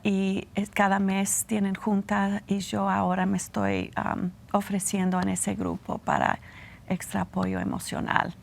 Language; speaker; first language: Spanish; non-native, fluent; English